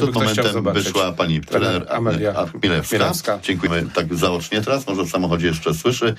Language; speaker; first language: Polish; native; Polish